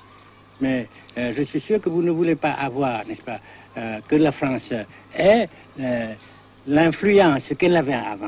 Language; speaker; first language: French; non-native, local second language; Vietnamese